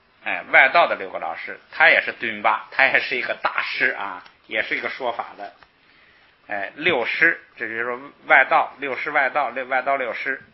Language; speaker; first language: Chinese; native; Chinese